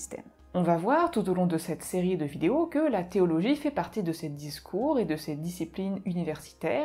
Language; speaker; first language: French; native; French